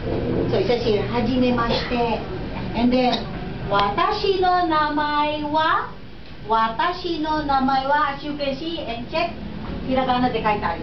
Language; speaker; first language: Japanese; non-native, fluent; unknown